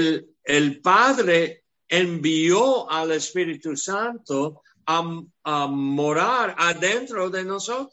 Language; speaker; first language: Spanish; non-native, fluent; English